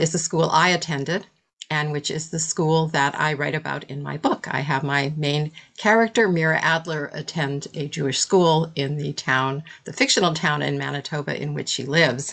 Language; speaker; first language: English; native; English